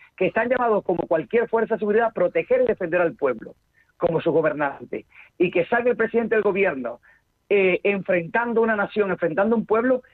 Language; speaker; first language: Spanish; native; Spanish